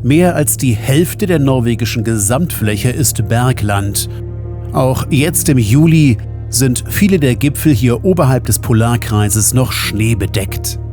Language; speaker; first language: German; native; German